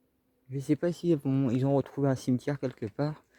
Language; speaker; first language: French; native; French